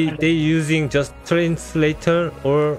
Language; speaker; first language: English; non-native, learner; Korean